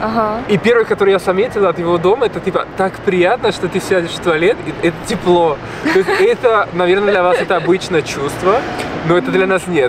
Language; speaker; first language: Russian; non-native, fluent; Spanish